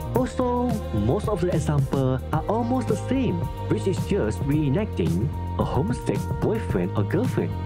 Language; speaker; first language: English; non-native, local second language; Chinese